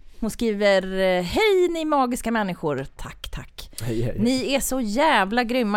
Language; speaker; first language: Swedish; native; Swedish